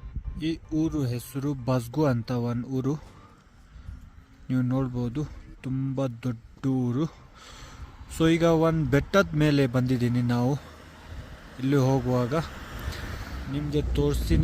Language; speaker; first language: Kannada; non-native, local second language; Ladakhi